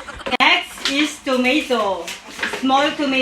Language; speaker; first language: English; non-native, local second language; Filipino